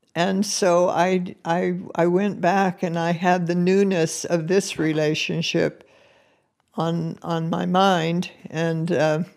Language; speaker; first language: English; native; English